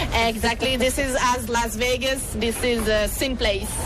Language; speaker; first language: English; non-native, learner; French